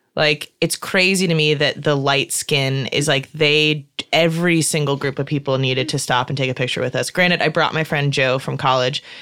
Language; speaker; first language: English; native; English